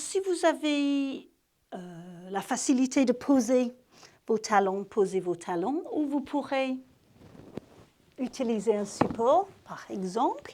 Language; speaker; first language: French; native; French